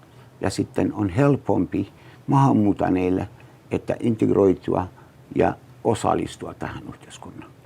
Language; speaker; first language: Finnish; non-native, learner; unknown